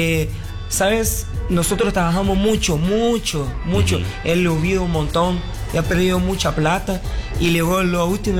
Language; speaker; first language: Spanish; non-native, learner; Portuguese